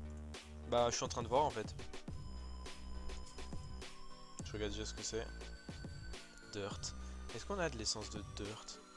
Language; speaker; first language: French; native; French